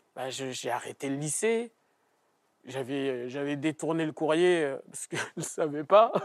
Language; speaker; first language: French; native; French